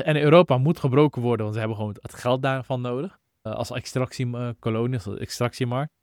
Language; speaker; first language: Dutch; native; Dutch